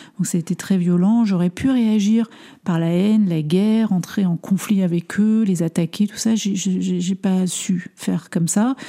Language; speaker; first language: French; early bilingual, other home language; Armenian